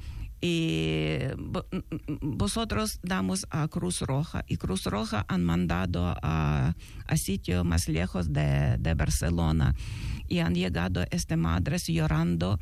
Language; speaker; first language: Spanish; non-native, learner; Ukrainian